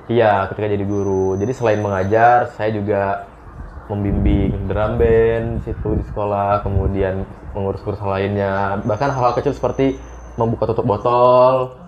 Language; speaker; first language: Indonesian; native; Indonesian